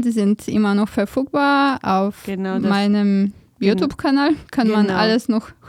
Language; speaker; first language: German; non-native, fluent; Polish